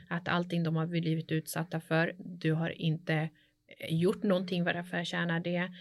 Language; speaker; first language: Swedish; early bilingual, other home language; Spanish